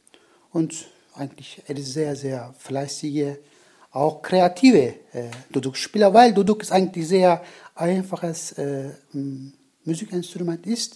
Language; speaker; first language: German; non-native, learner; Turkish